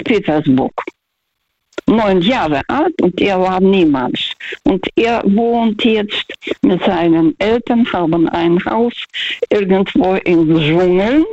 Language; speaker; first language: German; non-native, fluent; Russian